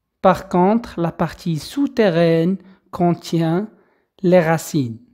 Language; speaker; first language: French; non-native, local second language; Arabic